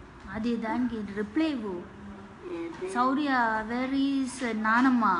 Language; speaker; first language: Telugu; non-native, local second language; Malayalam